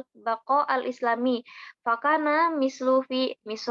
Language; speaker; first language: Arabic; non-native, learner; Indonesian